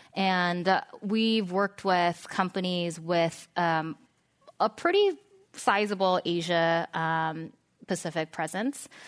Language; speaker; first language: English; non-native, fluent; Korean